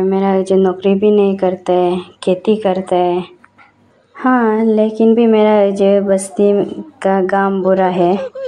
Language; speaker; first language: Hindi; non-native, local second language; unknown